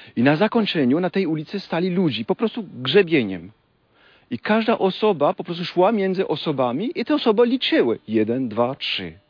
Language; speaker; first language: Polish; non-native, fluent; French